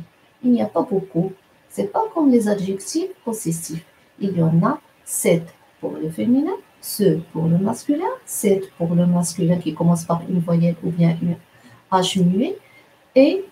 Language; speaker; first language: French; non-native, local second language; Arabic